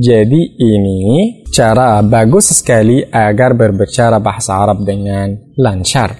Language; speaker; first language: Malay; non-native, fluent; Arabic